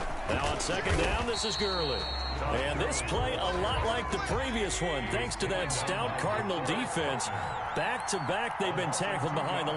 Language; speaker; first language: English; native; English